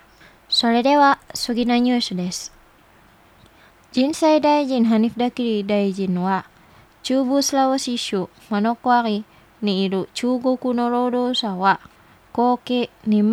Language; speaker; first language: Japanese; non-native, fluent; Indonesian